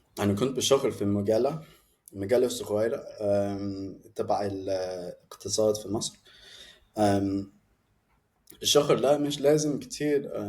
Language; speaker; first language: Egyptian Arabic; non-native, fluent; English